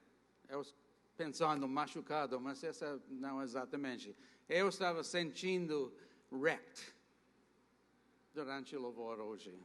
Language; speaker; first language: Portuguese; non-native, fluent; English